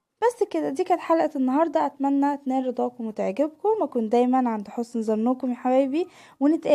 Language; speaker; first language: Arabic; native; Arabic